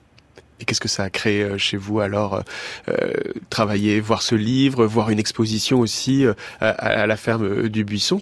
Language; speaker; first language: French; native; French